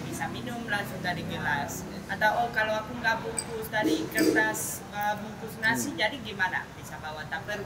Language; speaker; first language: Indonesian; non-native, fluent; Spanish